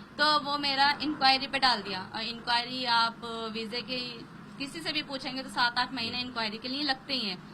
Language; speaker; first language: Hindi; native; Hindi